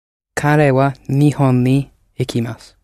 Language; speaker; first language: Japanese; non-native, learner; English